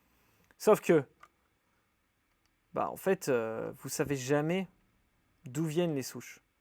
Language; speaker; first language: French; native; French